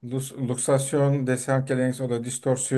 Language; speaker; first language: German; non-native, learner; Turkish